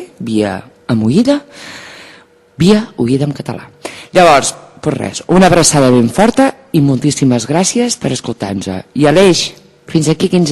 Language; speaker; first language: Catalan; native; Catalan